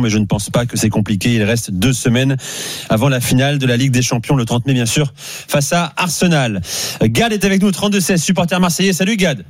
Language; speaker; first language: French; native; French